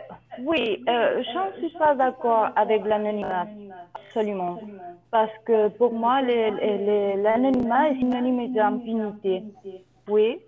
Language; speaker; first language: French; non-native, learner; Spanish